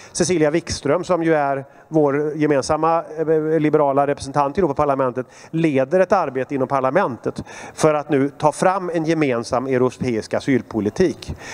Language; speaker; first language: Swedish; native; Swedish